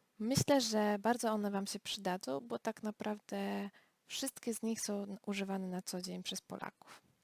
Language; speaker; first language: Polish; native; Polish